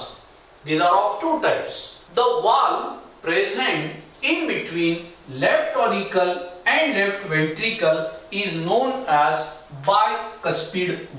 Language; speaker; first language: English; non-native, local second language; Marathi